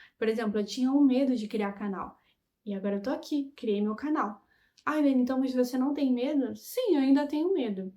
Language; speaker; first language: Portuguese; native; Portuguese